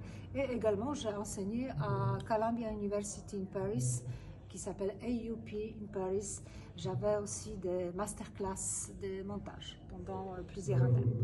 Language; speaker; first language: French; non-native, fluent; Polish